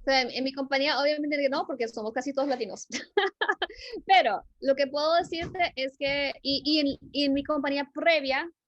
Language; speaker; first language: Spanish; early bilingual, other home language; English